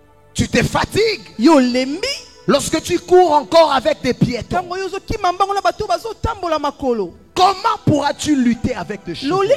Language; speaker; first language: French; non-native, local second language; Lingala